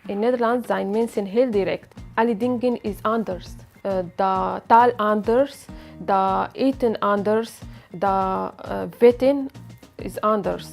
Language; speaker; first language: Dutch; non-native, learner; Arabic